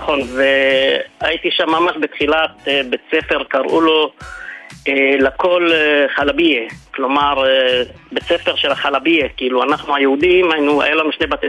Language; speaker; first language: Hebrew; early bilingual, other home language; Arabic